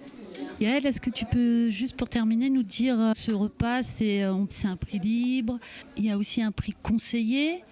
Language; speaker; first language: French; native; French